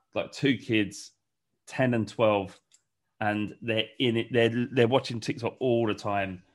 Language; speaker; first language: English; native; English